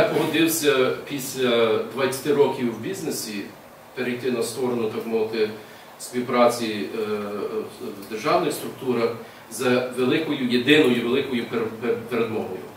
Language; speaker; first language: Ukrainian; early bilingual, heritage; English